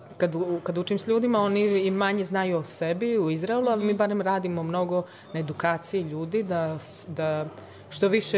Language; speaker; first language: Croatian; early bilingual, other home language; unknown